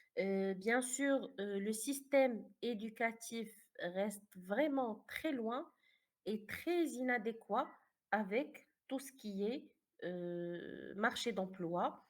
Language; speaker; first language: French; non-native, fluent; Arabic